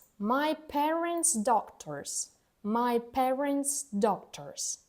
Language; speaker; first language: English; non-native, fluent; Ukrainian